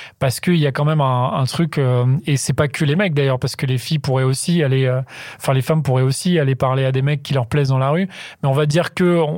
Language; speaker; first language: French; native; French